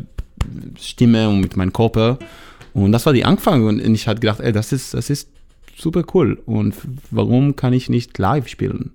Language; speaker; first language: German; non-native, learner; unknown